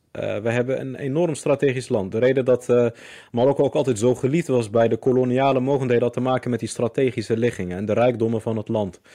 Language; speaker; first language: Dutch; early bilingual, other home language; Arabic